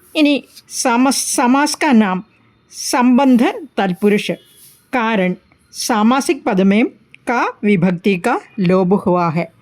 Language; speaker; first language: Hindi; non-native, local second language; Malayalam